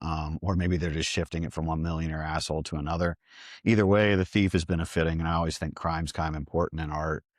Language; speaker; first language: English; native; English